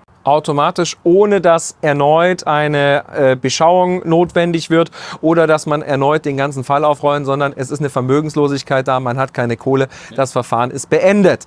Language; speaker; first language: German; native; German